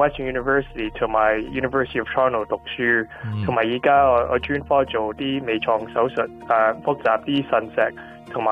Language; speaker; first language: Cantonese; non-native, fluent; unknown